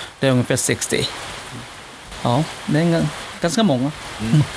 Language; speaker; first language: Swedish; non-native, learner; S'gaw Karen